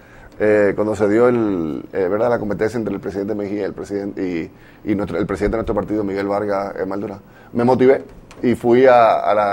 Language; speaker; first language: Spanish; native; Spanish